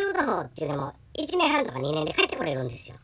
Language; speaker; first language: Japanese; native; Japanese